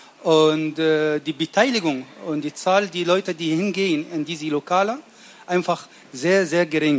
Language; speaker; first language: German; non-native, learner; Arabic